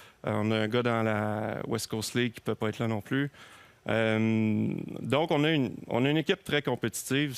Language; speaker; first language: French; native; French